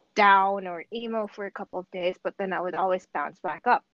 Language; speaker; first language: English; non-native, local second language; Cantonese